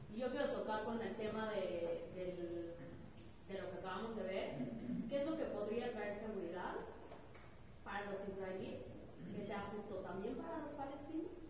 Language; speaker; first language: Spanish; native; Spanish